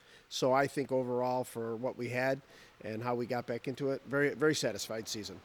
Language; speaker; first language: English; native; English